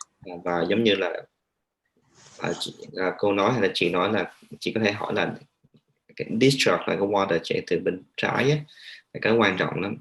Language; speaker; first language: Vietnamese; native; Vietnamese